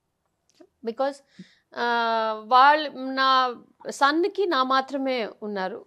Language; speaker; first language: Telugu; non-native, fluent; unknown